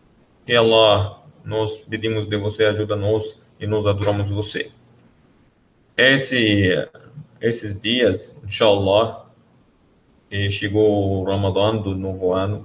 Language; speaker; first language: Portuguese; non-native, learner; Arabic